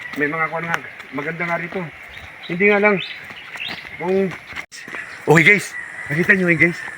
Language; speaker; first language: Filipino; native; Filipino